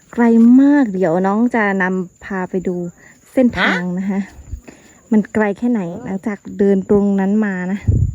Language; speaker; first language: Thai; non-native, local second language; Shan